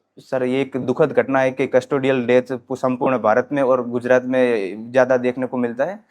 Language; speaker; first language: Hindi; non-native, local second language; Gujarati